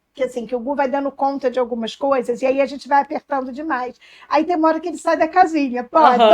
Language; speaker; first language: Portuguese; native; Portuguese